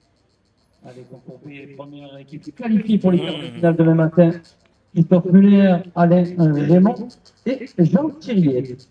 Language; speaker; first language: French; native; French